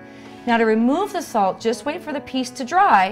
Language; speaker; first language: English; native; English